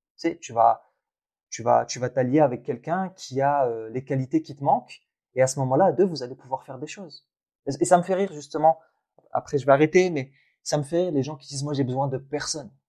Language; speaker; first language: French; early bilingual, other home language; Arabic